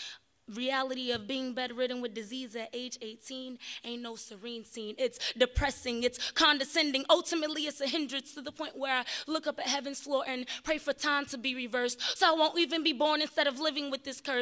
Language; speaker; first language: English; native; English